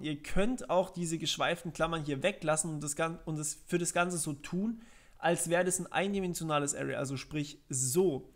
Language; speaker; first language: German; native; German